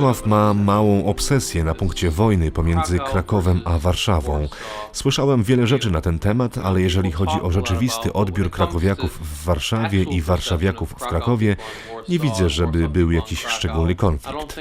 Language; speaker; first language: Polish; non-native, fluent; English